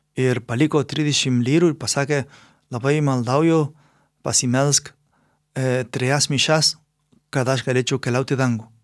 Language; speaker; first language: Lithuanian; non-native, fluent; Spanish